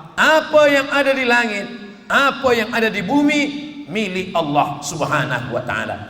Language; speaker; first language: Malay; native; Malay